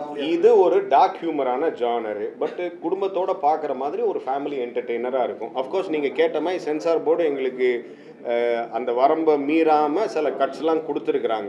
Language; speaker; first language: Tamil; native; Tamil